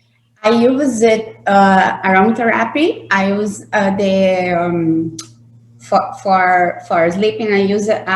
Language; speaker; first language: English; non-native, learner; Portuguese